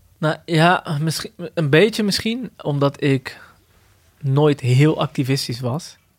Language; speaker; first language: Dutch; early bilingual, other home language; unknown